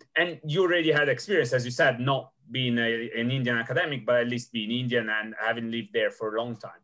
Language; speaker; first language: English; non-native, fluent; Italian